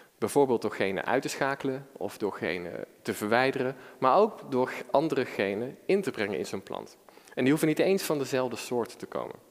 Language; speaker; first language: Dutch; native; Dutch